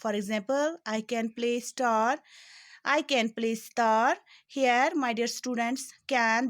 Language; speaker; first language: English; non-native, local second language; Urdu